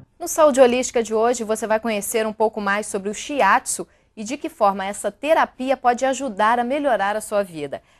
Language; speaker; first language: Portuguese; native; Portuguese